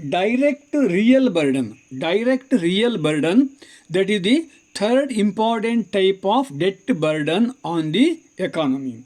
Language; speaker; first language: English; non-native, local second language; Kannada